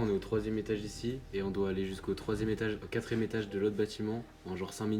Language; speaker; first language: French; native; French